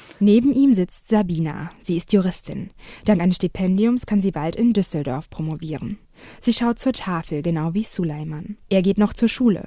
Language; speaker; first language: German; native; German